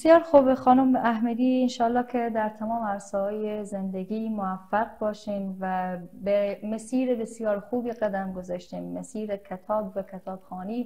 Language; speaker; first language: Persian; native; Persian